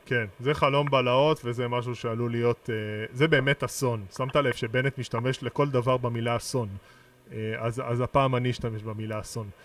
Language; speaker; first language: Hebrew; native; Hebrew